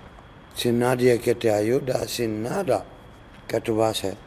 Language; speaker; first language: Spanish; non-native, learner; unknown